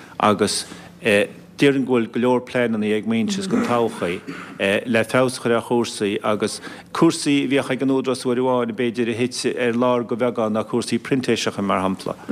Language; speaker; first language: Irish; native; Irish